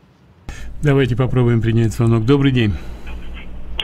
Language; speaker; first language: Russian; native; Russian